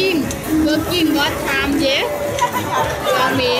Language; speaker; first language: English; non-native, learner; Thai